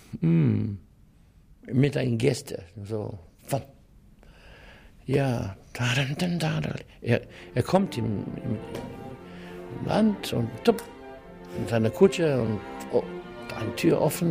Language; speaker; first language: German; non-native, fluent; English